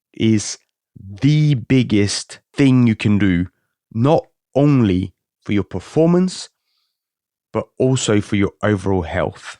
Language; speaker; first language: English; native; English